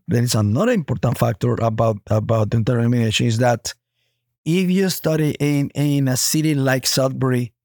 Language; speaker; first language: English; non-native, fluent; Spanish